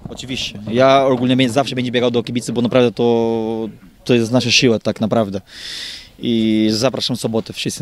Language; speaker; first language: Polish; non-native, fluent; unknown